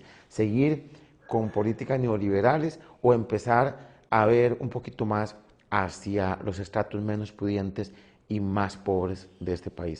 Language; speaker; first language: Spanish; native; Spanish